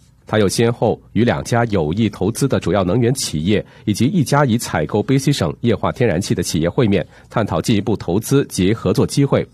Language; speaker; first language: Chinese; native; Chinese